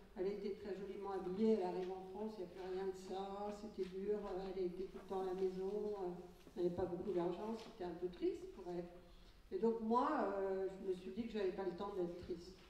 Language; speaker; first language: French; early bilingual, other home language; Catalan